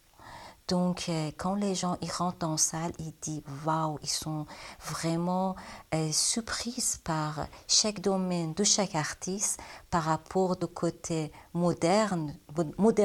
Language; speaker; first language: French; non-native, learner; Persian